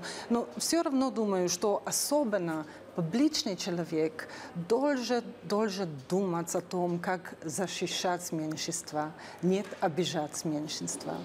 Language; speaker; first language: Russian; non-native, fluent; Slovenian